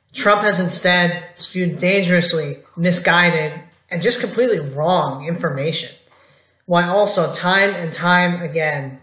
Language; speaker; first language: English; native; English